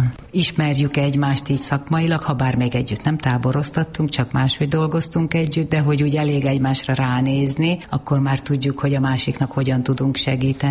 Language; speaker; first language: Hungarian; native; Hungarian